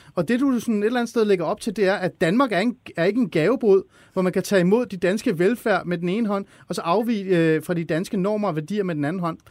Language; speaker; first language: Danish; early bilingual, other home language; Persian